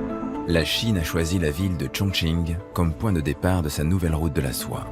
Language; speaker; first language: French; native; French